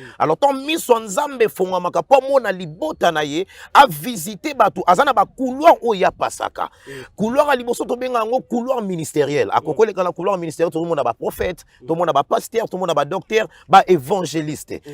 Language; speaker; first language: Lingala; native; Lingala